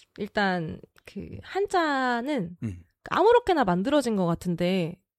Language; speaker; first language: Korean; native; Korean